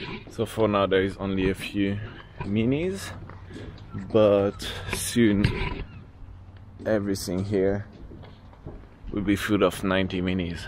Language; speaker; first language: English; non-native, fluent; French